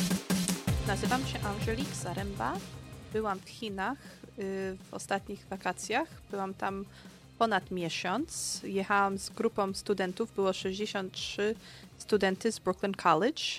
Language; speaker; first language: Polish; early bilingual, heritage; Polish